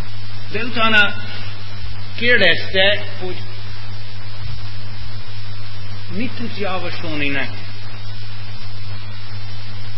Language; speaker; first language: Hungarian; non-native, fluent; English